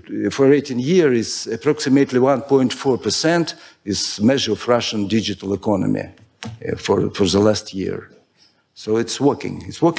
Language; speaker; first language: English; non-native, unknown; Russian